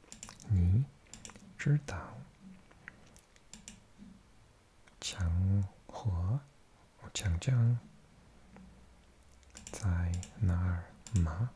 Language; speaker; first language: Chinese; non-native, learner; English